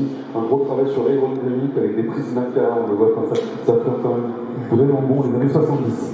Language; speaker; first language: French; native; French